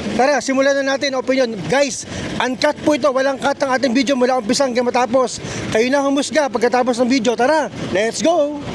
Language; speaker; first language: Filipino; native; Filipino